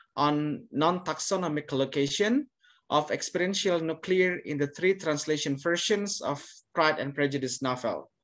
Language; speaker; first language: English; non-native, fluent; Indonesian